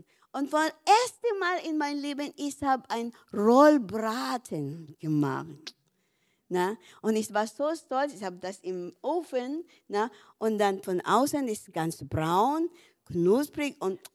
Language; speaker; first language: German; non-native, learner; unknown